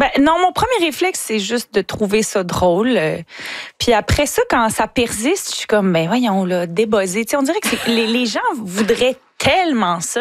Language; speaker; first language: French; native; French